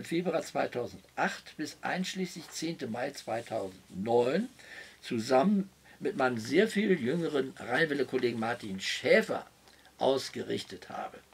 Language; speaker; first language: German; native; German